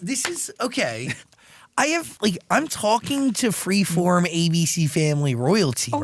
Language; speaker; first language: English; native; English